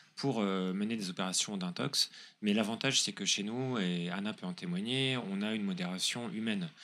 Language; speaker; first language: French; native; French